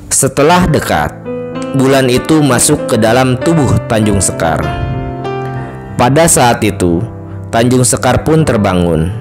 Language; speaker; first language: Indonesian; native; Indonesian